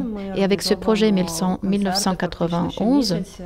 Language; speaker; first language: French; non-native, fluent; Ukrainian